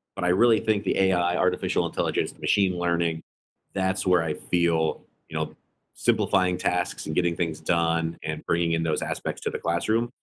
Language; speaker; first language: English; native; English